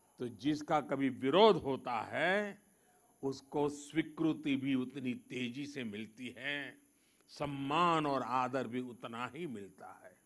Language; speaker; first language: Hindi; non-native, local second language; Gujarati